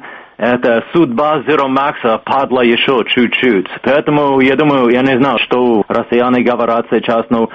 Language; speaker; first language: Russian; non-native, fluent; English